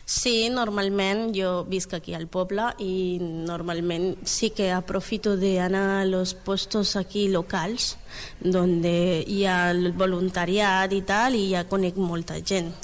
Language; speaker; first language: Catalan; non-native, learner; Spanish